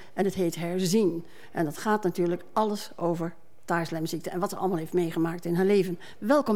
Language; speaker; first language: Dutch; native; Dutch